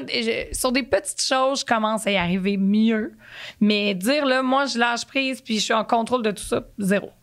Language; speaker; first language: French; native; French